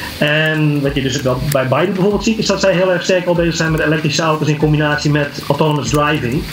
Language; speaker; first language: Dutch; native; Dutch